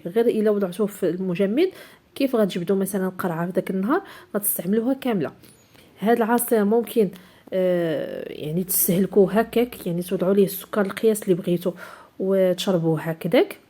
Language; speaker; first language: Arabic; native; Arabic